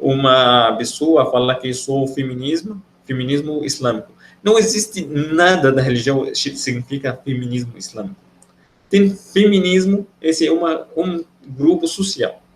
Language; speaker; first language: Portuguese; non-native, fluent; Arabic